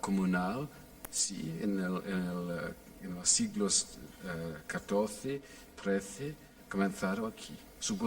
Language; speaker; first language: Spanish; non-native, fluent; English